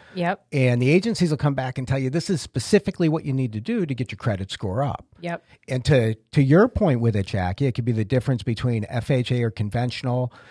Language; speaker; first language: English; native; English